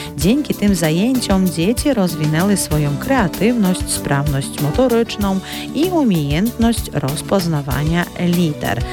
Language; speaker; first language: Polish; early bilingual, heritage; Polish